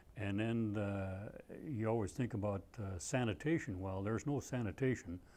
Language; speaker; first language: English; native; English